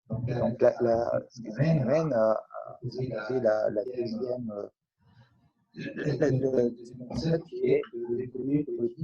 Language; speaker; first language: French; native; French